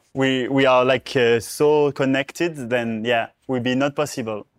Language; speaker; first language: English; non-native, learner; French